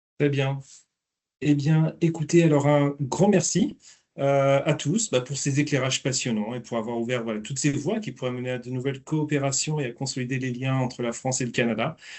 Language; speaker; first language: French; native; French